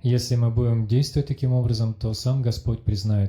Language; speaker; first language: Russian; native; Russian